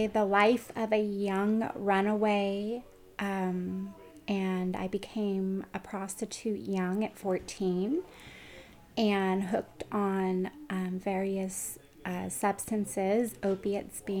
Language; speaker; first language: English; native; English